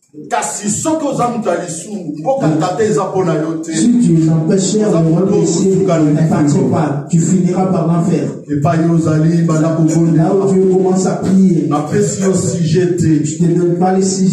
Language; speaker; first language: French; non-native, local second language; Lingala